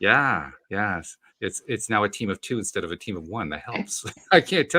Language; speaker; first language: English; native; English